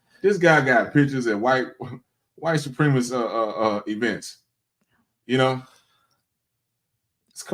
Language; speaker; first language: English; native; English